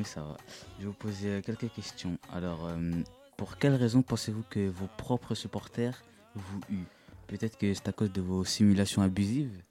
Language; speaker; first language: French; native; French